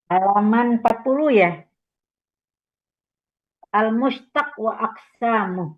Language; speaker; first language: Arabic; non-native, fluent; Indonesian